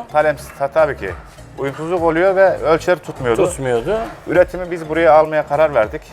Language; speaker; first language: Turkish; native; Turkish